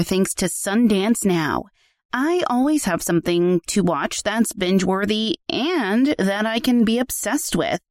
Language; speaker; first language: English; native; English